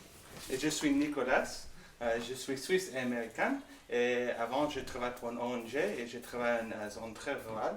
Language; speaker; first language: French; non-native, learner; English